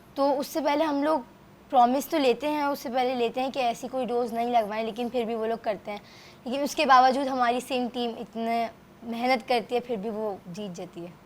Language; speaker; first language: Urdu; native; Urdu